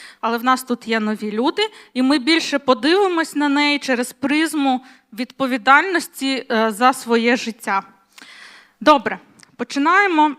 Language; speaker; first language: Ukrainian; non-native, local second language; Russian